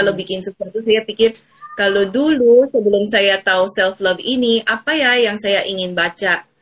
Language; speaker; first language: Indonesian; non-native, fluent; Filipino